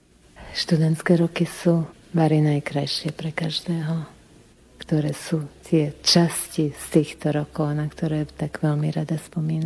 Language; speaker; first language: Slovak; early bilingual, heritage; Slovak